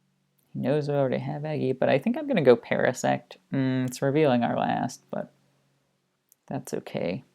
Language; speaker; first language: English; native; English